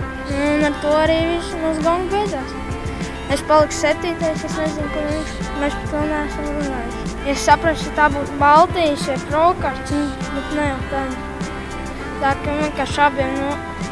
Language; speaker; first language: Latvian; native; Latvian